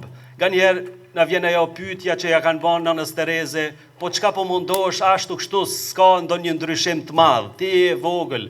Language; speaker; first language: Albanian; native; Albanian